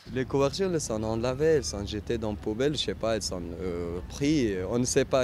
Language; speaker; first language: French; non-native, learner; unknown